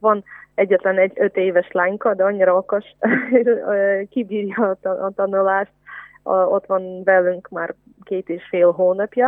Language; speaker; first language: Hungarian; non-native, fluent; Ukrainian